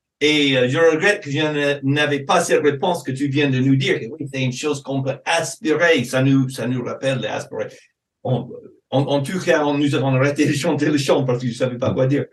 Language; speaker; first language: French; non-native, fluent; English